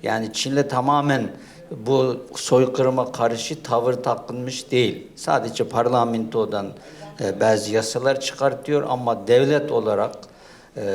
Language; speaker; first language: Turkish; non-native, fluent; Uyghur